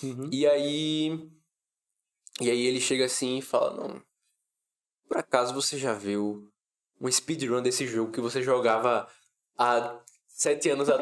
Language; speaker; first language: Portuguese; native; Portuguese